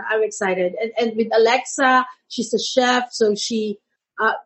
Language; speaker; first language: English; non-native, local second language; Filipino